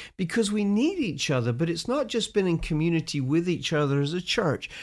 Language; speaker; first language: English; native; English